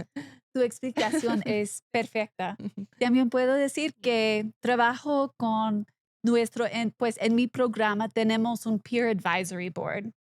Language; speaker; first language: Spanish; non-native, learner; English